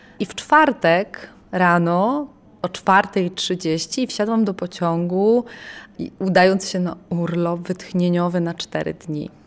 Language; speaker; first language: Polish; native; Polish